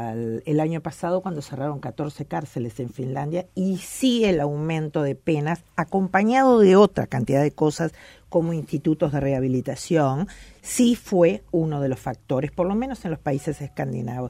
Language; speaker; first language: Spanish; native; Spanish